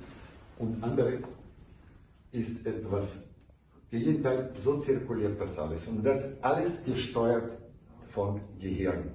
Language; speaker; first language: German; non-native, fluent; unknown